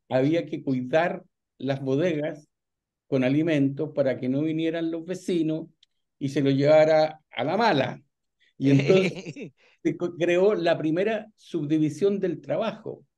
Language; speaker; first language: Spanish; native; Spanish